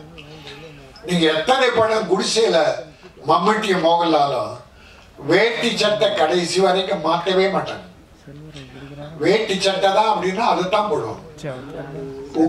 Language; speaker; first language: Tamil; native; Tamil